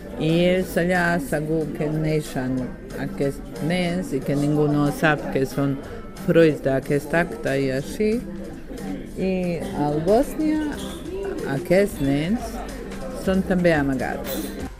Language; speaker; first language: Catalan; non-native, learner; Bosnian